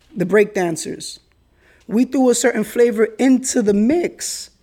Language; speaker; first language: English; early bilingual, other home language; Spanish